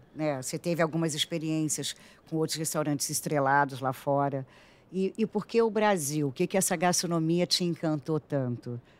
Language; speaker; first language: Portuguese; native; Portuguese